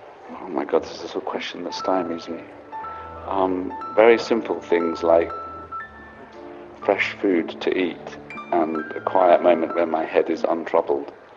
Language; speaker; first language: English; native; English